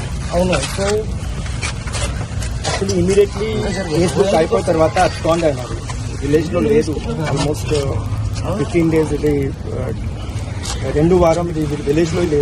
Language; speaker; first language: Telugu; non-native, learner; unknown